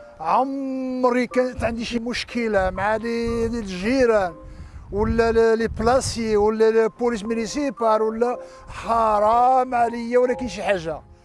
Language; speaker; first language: Arabic; non-native, local second language; Riffian